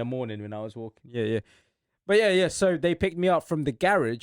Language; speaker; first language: English; native; English